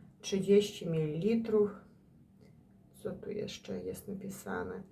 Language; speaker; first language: Polish; non-native, fluent; Ukrainian